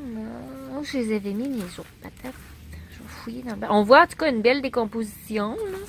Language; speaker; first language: French; native; French